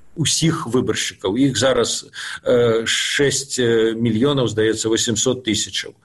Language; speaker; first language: Belarusian; non-native, local second language; Russian